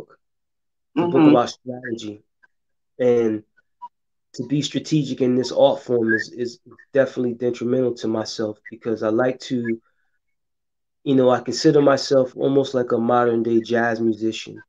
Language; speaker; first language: English; native; English